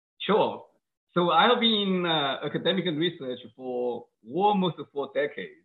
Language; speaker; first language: English; non-native, fluent; Chinese